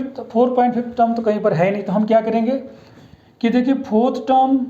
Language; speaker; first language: Hindi; native; Hindi